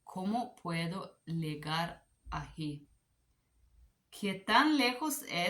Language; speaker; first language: Spanish; non-native, learner; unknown